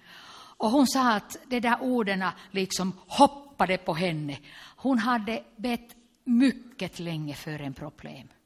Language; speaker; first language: Swedish; non-native, local second language; Finnish